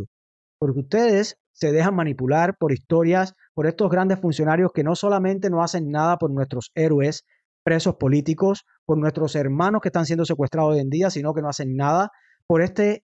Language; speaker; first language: Spanish; native; Spanish